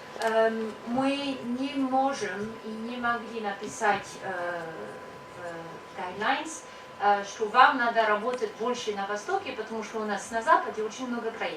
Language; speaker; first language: Russian; non-native, learner; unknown